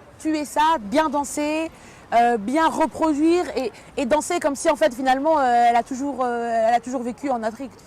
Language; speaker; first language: French; early bilingual, other home language; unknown